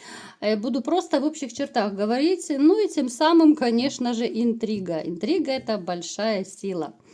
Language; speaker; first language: Russian; native; Russian